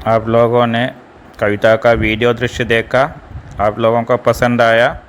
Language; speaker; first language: Hindi; non-native, local second language; Malayalam